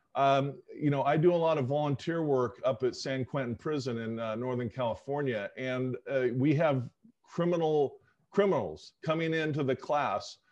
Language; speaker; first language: English; native; English